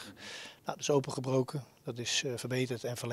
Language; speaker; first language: Dutch; native; Dutch